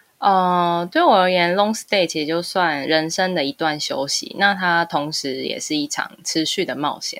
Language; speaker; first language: Chinese; native; Chinese